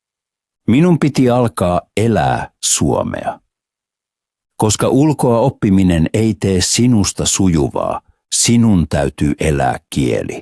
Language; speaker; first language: Finnish; non-native, fluent; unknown